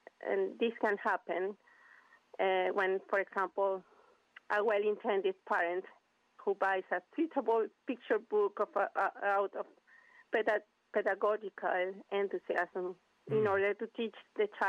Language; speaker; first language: English; non-native, fluent; Spanish